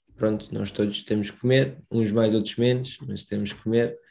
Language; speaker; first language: Portuguese; early bilingual, other home language; Romanian